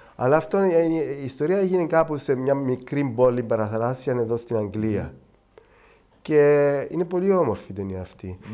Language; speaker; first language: Greek; native; Greek